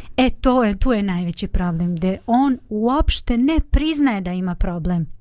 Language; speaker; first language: Bosnian; native; Bosnian